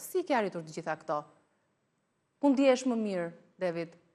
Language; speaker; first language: Albanian; native; Albanian